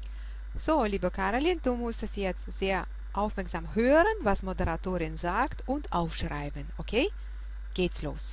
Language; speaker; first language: German; non-native, fluent; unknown